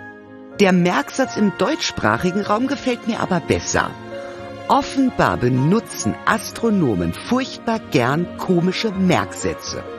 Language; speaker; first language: German; native; German